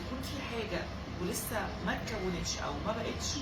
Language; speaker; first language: Arabic; native; Arabic